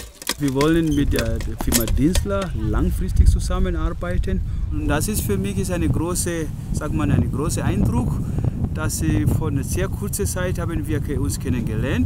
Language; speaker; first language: German; non-native, fluent; Swahili